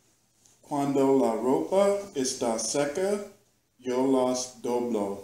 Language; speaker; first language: Spanish; non-native, learner; English